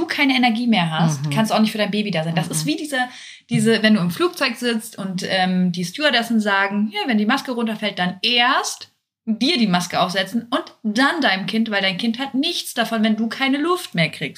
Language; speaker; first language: German; native; German